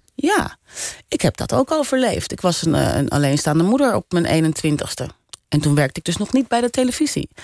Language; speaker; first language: Dutch; native; Dutch